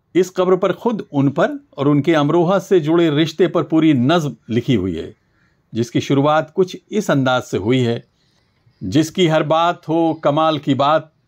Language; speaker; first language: Urdu; native; Urdu